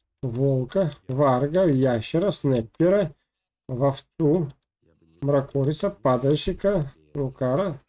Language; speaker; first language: Russian; native; Russian